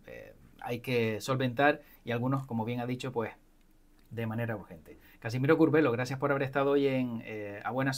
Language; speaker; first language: Spanish; native; Spanish